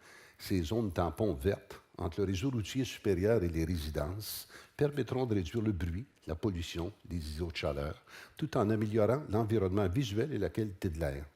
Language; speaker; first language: French; native; French